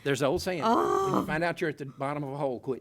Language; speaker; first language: English; native; English